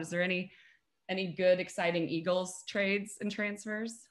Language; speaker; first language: English; native; English